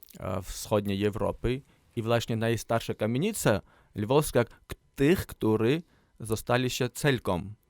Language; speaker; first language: Polish; non-native, learner; Armenian